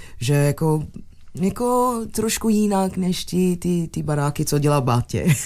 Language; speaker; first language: Czech; non-native, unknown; English